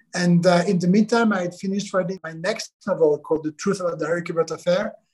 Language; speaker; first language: English; non-native, fluent; French